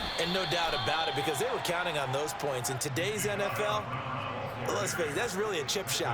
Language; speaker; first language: English; native; English